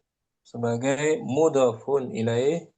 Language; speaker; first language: Indonesian; native; Indonesian